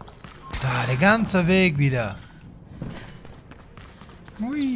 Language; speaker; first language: German; native; German